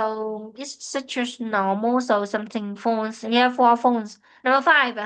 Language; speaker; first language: English; non-native, fluent; Vietnamese